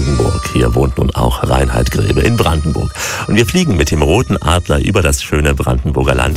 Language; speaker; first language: German; native; German